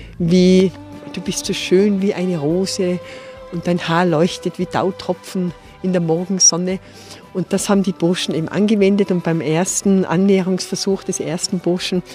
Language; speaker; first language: German; native; German